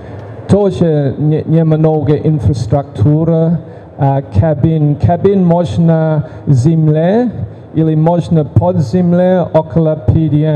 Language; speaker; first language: Russian; non-native, learner; English